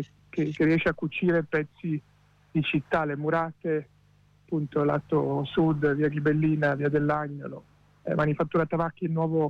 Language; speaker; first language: Italian; native; Italian